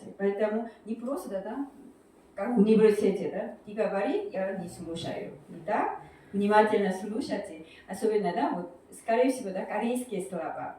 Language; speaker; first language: Russian; non-native, fluent; Korean